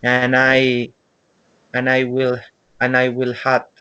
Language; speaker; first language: English; non-native, learner; Spanish